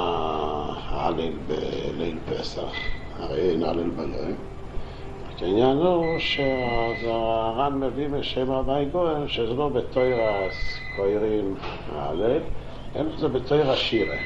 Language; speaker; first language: Hebrew; non-native, local second language; Yiddish